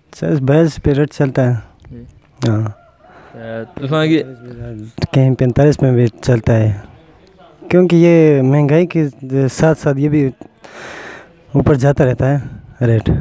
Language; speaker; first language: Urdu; non-native, local second language; Khowar